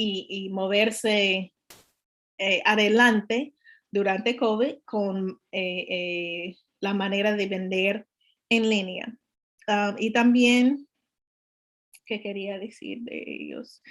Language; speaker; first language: Spanish; non-native, learner; English